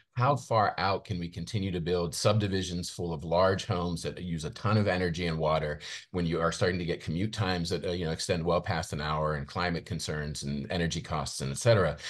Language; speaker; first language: English; native; English